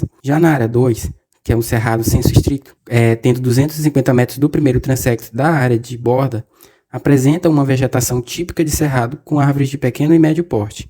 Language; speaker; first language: Portuguese; native; Portuguese